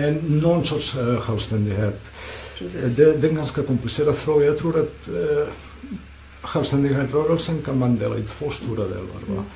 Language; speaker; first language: Swedish; non-native, fluent; Catalan